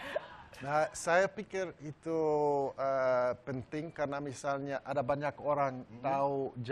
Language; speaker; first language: Indonesian; non-native, learner; Dutch